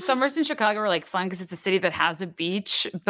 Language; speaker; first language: English; native; English